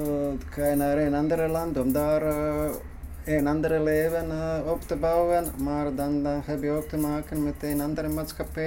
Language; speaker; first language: Dutch; non-native, fluent; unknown